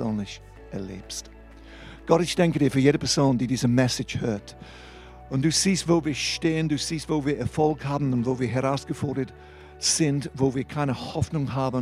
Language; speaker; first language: German; non-native, fluent; English